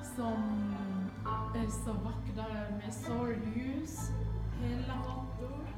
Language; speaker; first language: Swedish; non-native, fluent; Korean